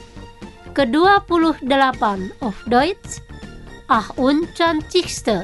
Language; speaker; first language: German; non-native, fluent; Indonesian